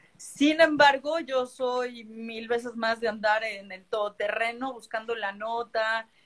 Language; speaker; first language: Spanish; native; Spanish